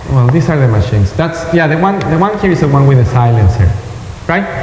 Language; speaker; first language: English; non-native, fluent; Spanish